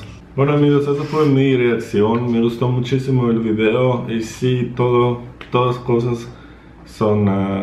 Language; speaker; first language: Spanish; non-native, fluent; Russian